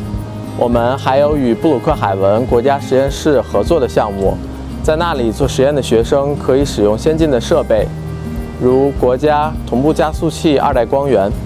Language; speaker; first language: Chinese; native; Chinese